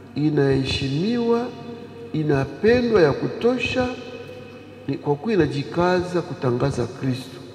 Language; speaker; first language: Swahili; native; Swahili